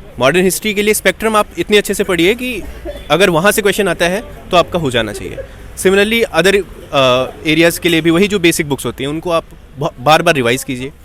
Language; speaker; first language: Hindi; native; Hindi